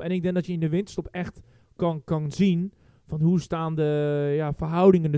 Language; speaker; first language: Dutch; native; Dutch